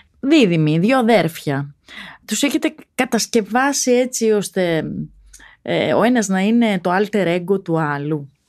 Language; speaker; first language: Greek; native; Greek